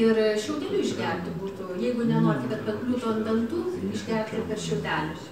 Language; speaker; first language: Lithuanian; native; Lithuanian